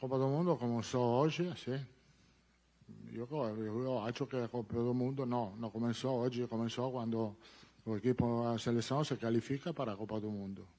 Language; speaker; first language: Portuguese; non-native, learner; Italian